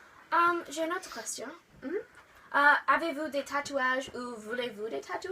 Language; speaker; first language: French; non-native, learner; English